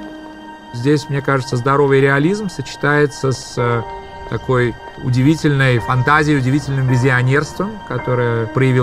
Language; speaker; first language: Russian; native; Russian